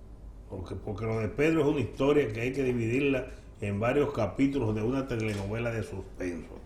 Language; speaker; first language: Spanish; native; Spanish